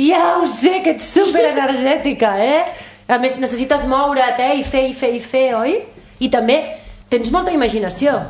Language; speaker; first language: Catalan; native; Catalan